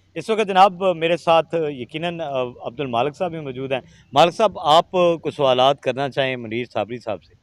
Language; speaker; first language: Urdu; non-native, local second language; Punjabi